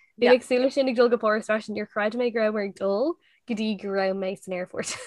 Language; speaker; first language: Irish; non-native, local second language; English